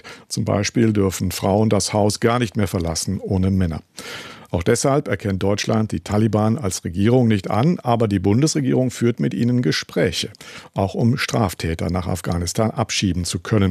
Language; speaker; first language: German; native; German